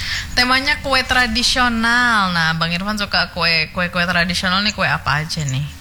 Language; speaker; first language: Indonesian; native; Indonesian